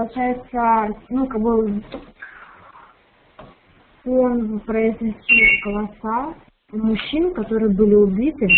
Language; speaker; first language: Russian; native; Russian